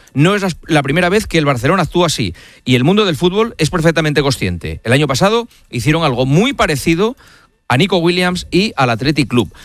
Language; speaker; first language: Spanish; native; Spanish